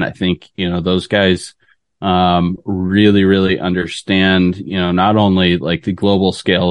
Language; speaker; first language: English; native; English